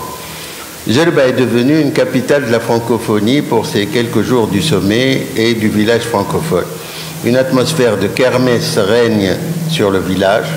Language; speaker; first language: French; non-native, local second language; Arabic